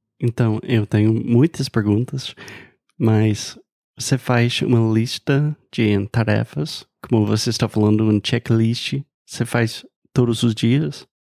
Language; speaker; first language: Portuguese; non-native, fluent; English